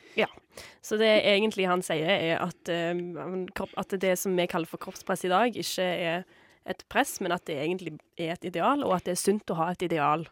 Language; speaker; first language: Norwegian; native; Norwegian